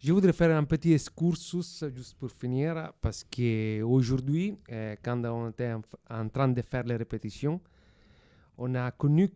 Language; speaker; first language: French; non-native, fluent; Italian